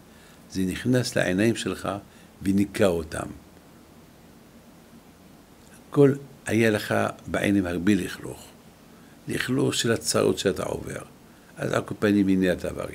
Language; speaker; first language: Hebrew; non-native, fluent; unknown